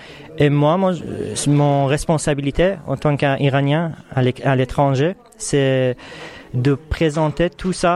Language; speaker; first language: French; non-native, fluent; Persian